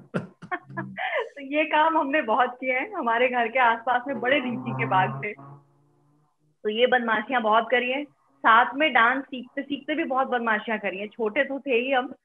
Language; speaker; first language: Hindi; native; Hindi